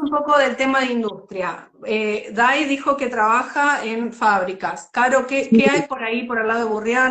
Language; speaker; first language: Spanish; native; Spanish